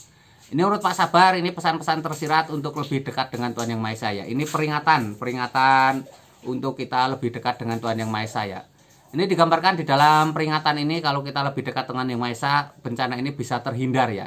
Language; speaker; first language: Indonesian; native; Indonesian